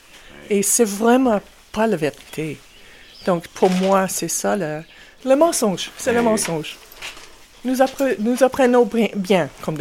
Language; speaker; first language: French; non-native, fluent; English